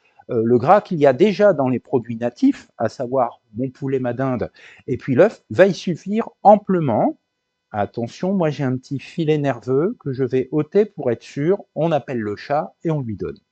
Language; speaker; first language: French; native; French